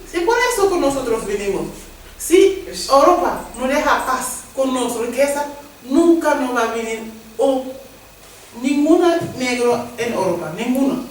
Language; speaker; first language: Spanish; non-native, learner; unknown